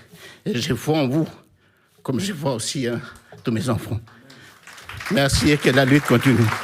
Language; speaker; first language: French; non-native, local second language; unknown